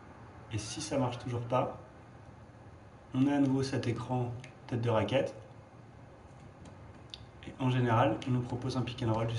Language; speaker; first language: French; native; French